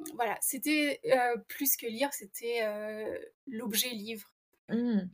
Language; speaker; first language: French; native; French